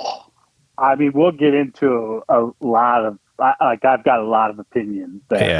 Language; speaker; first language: English; native; English